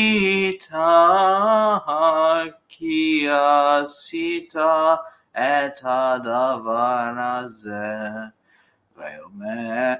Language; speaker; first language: Hebrew; non-native, learner; English